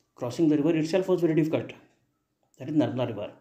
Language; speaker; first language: English; non-native, local second language; Kannada